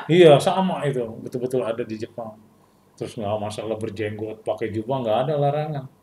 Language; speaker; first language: Indonesian; native; Indonesian